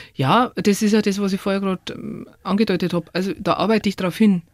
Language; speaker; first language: German; native; German